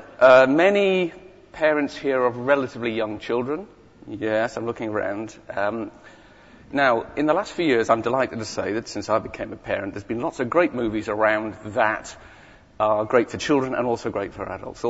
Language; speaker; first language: English; native; English